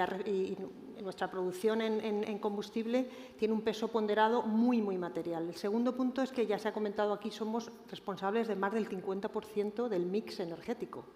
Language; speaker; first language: Spanish; native; Spanish